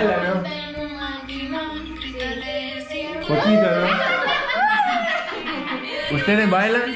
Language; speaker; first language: Spanish; non-native, learner; Greek